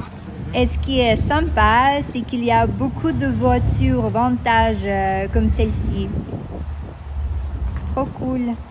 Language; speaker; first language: French; non-native, fluent; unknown